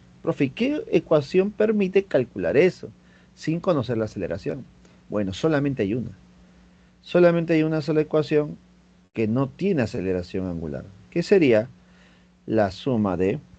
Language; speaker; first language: Spanish; native; Spanish